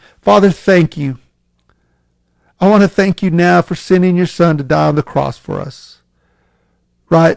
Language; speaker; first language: English; native; English